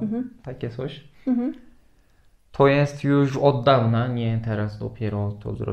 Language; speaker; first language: Polish; non-native, fluent; Turkish